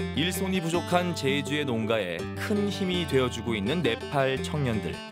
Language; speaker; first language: Korean; native; Korean